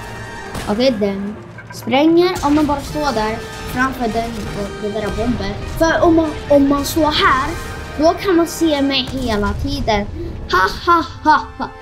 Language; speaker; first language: Swedish; early bilingual, other home language; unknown